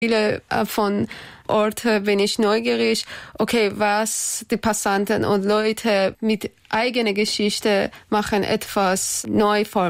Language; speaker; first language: German; non-native, learner; Persian